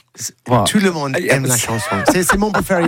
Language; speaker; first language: French; non-native, learner; English